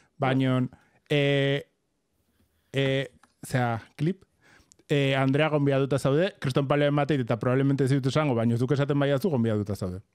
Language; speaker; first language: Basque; non-native, local second language; Spanish